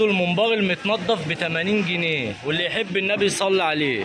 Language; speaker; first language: Arabic; native; Arabic